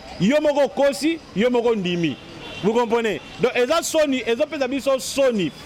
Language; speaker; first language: Lingala; native; Lingala